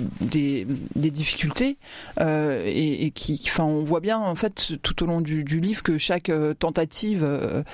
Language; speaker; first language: French; native; French